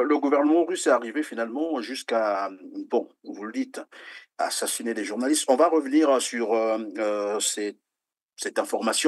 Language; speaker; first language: French; native; French